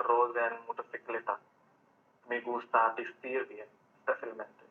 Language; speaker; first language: Spanish; non-native, learner; Hindi